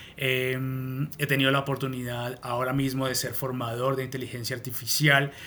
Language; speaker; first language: Spanish; native; Spanish